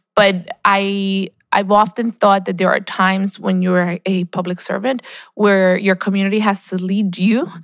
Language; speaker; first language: English; early bilingual, other home language; Spanish